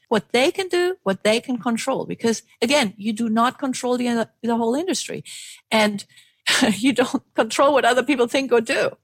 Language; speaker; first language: English; non-native, fluent; German